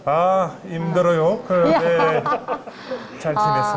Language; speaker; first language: Korean; non-native, learner; French